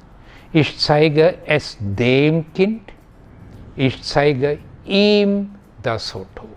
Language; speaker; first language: German; non-native, fluent; Malayalam